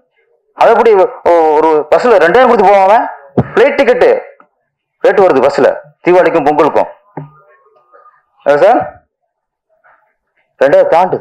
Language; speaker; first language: Tamil; native; Tamil